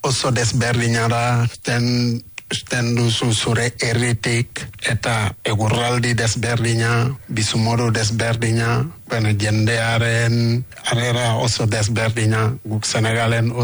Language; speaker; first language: Basque; non-native, learner; Wolof